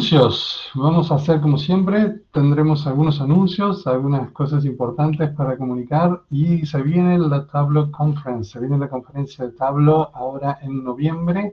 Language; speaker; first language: Spanish; native; Spanish